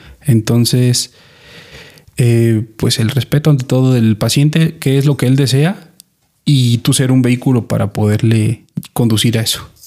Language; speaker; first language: Spanish; native; Spanish